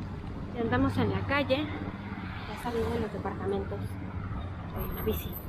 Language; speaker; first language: Spanish; native; Spanish